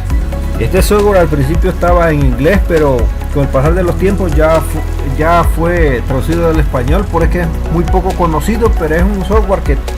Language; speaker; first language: Spanish; native; Spanish